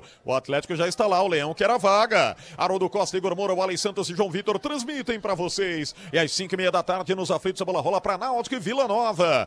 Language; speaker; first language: Portuguese; native; Portuguese